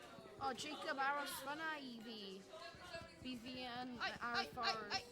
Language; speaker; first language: Welsh; non-native, local second language; English